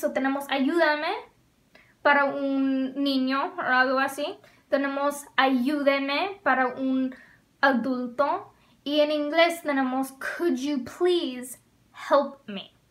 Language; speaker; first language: Spanish; non-native, fluent; English